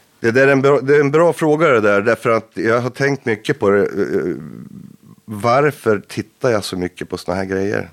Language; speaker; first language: Swedish; native; Swedish